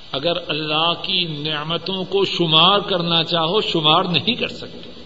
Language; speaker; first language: Urdu; non-native, local second language; Punjabi